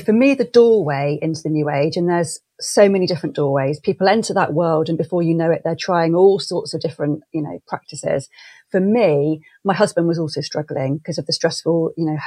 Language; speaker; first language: English; native; English